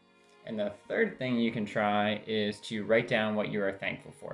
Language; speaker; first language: English; native; English